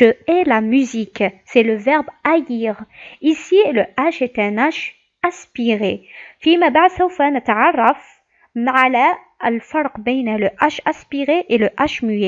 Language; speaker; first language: French; non-native, local second language; Arabic